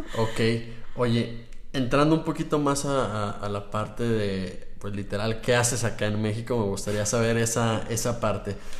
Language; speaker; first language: Spanish; native; Spanish